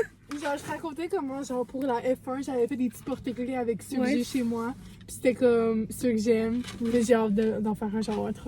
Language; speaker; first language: French; native; French